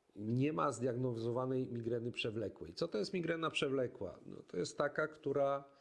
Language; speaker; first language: Polish; native; Polish